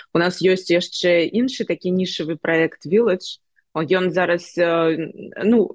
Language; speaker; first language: Belarusian; non-native, local second language; Russian